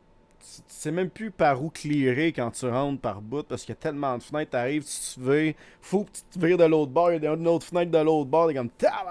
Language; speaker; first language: French; native; French